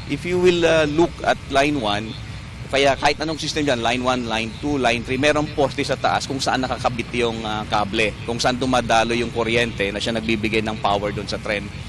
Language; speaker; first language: Filipino; native; Filipino